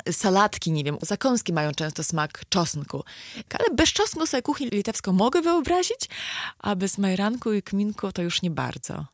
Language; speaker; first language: Polish; native; Polish